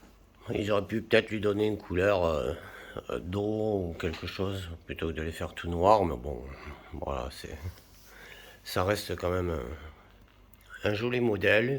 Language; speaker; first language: French; native; French